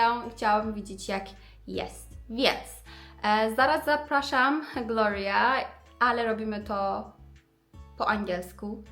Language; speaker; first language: Polish; non-native, fluent; Persian